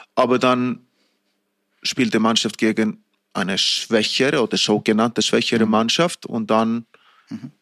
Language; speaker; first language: German; non-native, fluent; Icelandic